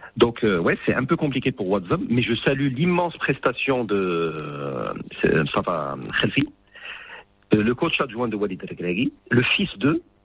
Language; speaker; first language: French; non-native, local second language; Arabic